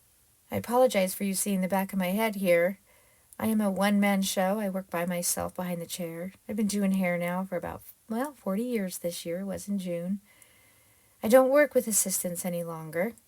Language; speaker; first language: English; native; English